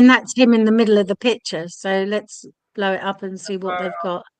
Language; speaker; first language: English; native; English